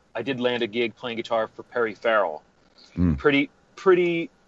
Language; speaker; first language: English; native; English